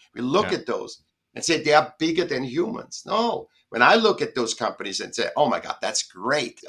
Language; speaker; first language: English; non-native, fluent; German